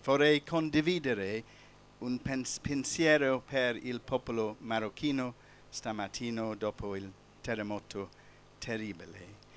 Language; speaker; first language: Italian; non-native, fluent; English